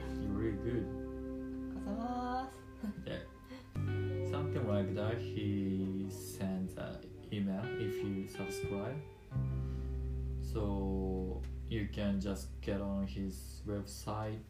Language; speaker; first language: English; non-native, learner; Japanese